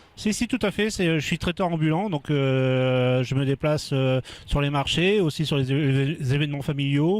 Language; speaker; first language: French; native; French